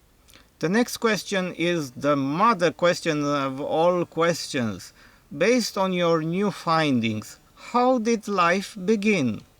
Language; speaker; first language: English; non-native, fluent; Romanian